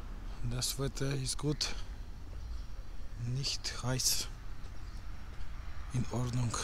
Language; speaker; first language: German; non-native, learner; Russian